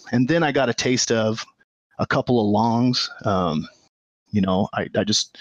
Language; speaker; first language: English; native; English